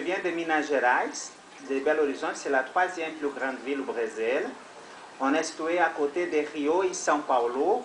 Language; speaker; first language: French; non-native, learner; Portuguese